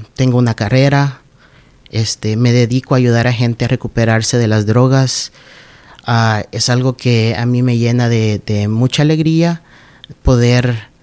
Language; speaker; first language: Spanish; native; Spanish